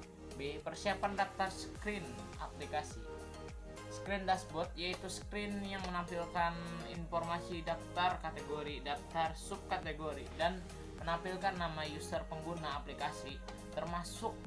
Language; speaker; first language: Indonesian; native; Indonesian